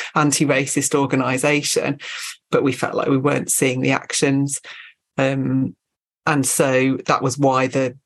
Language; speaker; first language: English; native; English